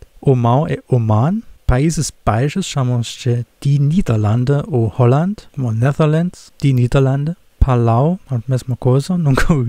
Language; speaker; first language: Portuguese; non-native, fluent; German